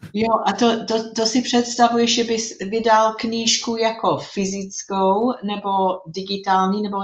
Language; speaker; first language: Czech; non-native, fluent; English